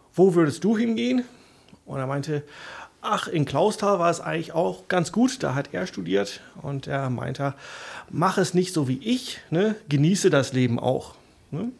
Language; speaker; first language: German; non-native, fluent; English